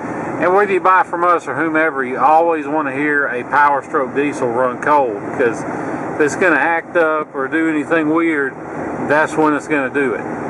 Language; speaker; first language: English; native; English